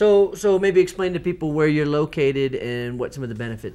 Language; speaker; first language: English; native; English